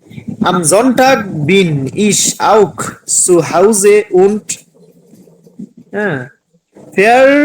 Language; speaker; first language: German; non-native, learner; Bangla